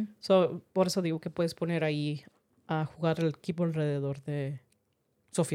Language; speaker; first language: Spanish; early bilingual, heritage; Spanish